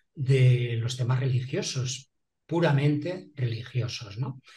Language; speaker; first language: Spanish; non-native, local second language; Catalan